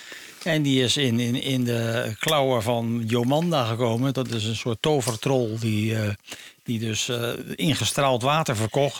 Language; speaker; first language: Dutch; native; Dutch